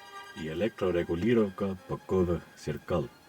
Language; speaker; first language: Russian; non-native, learner; Estonian